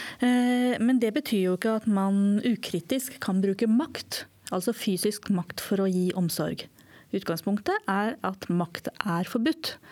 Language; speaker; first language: Norwegian; native; Norwegian